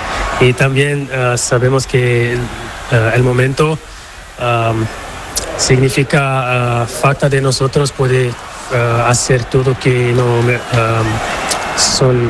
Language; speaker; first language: Spanish; non-native, learner; Portuguese